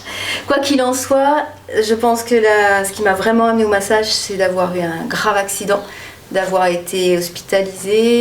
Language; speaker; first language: French; native; French